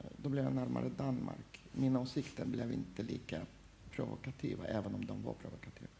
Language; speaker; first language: Swedish; non-native, fluent; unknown